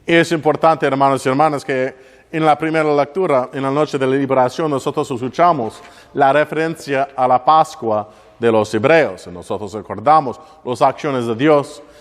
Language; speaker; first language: Spanish; non-native, learner; English